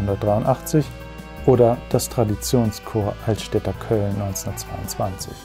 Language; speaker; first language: German; native; German